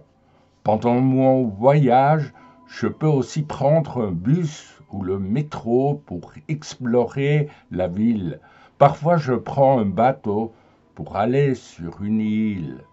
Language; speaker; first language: French; non-native, fluent; German